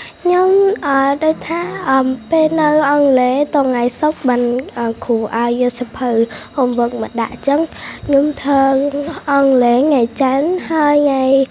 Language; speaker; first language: Khmer; non-native, local second language; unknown